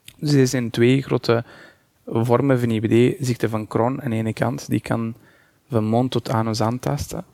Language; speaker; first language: Dutch; non-native, fluent; Portuguese